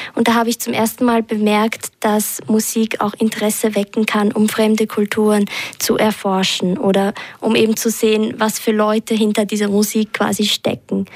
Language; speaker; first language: German; early bilingual, other home language; Albanian